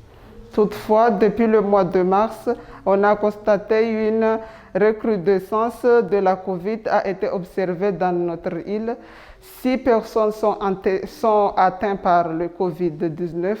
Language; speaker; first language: French; non-native, local second language; Comorian